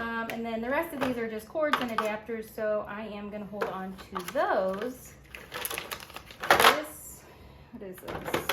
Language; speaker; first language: English; native; English